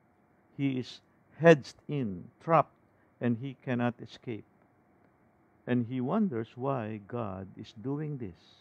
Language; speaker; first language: English; non-native, local second language; Filipino